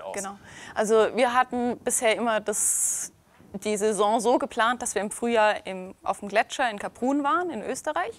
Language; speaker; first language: German; native; German